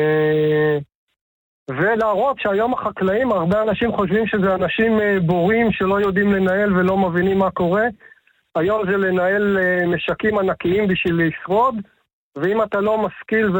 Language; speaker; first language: Hebrew; native; Hebrew